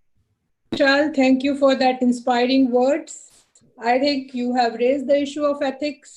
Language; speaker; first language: English; non-native, local second language; Hindi